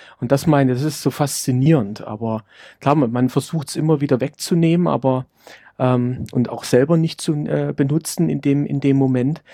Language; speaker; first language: German; native; German